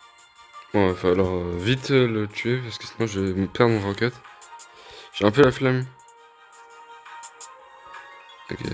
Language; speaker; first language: French; native; French